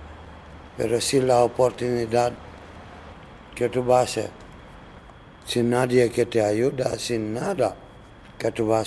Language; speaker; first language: Spanish; non-native, learner; Arabic